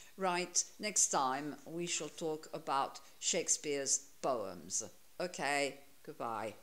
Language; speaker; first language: English; non-native, fluent; Italian